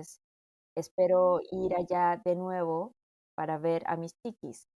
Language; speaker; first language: Spanish; non-native, fluent; Korean